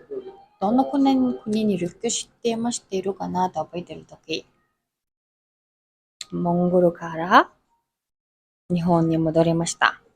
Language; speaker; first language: Japanese; non-native, learner; Mongolian